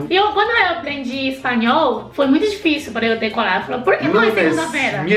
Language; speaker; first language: Portuguese; non-native, fluent; Chinese